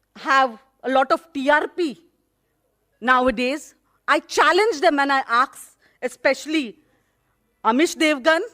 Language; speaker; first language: English; non-native, local second language; Hindi